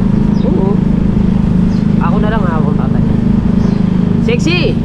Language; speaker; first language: Filipino; native; Filipino